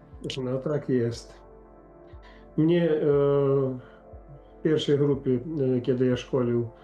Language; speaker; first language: Polish; non-native, fluent; Ukrainian